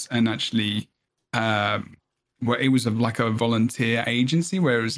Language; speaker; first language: English; native; English